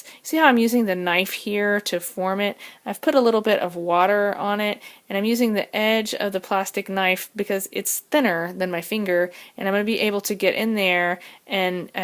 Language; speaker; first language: English; native; English